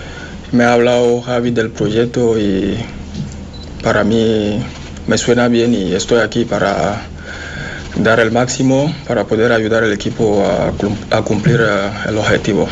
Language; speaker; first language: Spanish; non-native, fluent; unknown